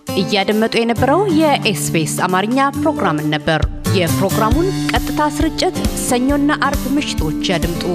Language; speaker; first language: Amharic; non-native, local second language; Somali